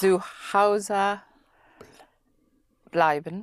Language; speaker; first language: German; non-native, learner; English